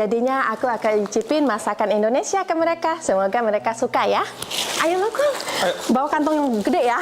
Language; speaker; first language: Indonesian; native; Indonesian